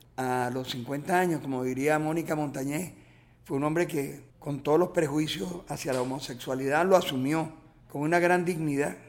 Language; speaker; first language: Spanish; native; Spanish